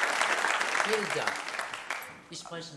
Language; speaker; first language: German; non-native, learner; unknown